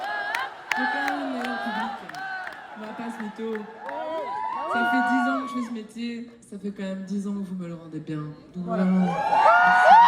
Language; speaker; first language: French; native; French